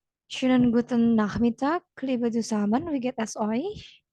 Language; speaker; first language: German; non-native, fluent; Indonesian